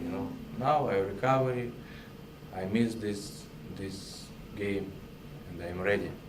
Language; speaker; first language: English; non-native, learner; Russian